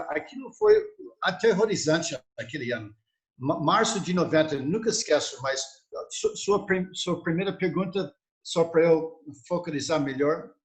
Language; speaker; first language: Portuguese; non-native, fluent; English